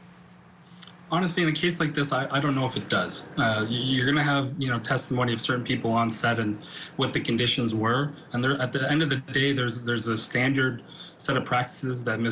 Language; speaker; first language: English; native; English